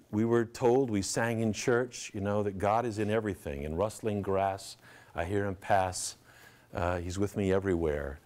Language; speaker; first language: English; native; English